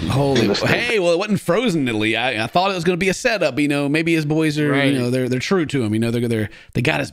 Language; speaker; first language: English; native; English